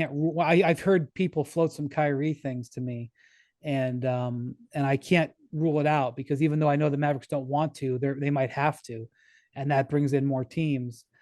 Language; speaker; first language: English; native; English